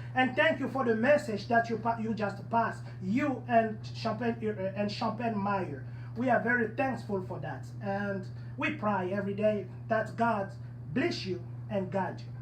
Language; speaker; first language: English; non-native, learner; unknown